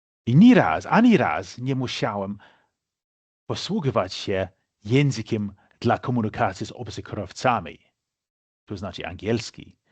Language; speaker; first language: Polish; non-native, fluent; English